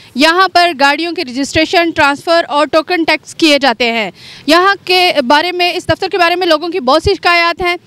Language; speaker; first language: Urdu; native; Urdu